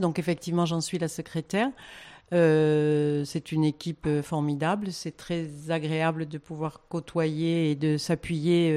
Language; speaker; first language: French; native; French